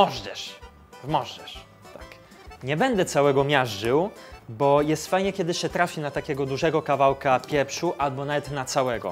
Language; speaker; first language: Polish; non-native, fluent; Italian